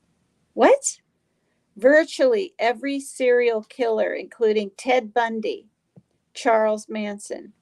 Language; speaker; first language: English; native; English